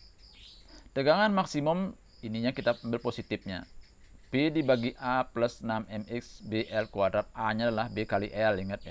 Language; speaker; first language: Indonesian; native; Indonesian